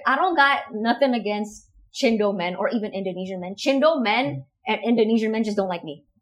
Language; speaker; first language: English; non-native, fluent; Indonesian